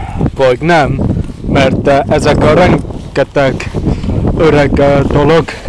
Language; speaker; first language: Hungarian; non-native, learner; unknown